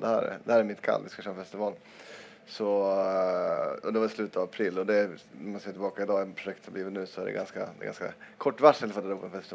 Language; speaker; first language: Swedish; native; Swedish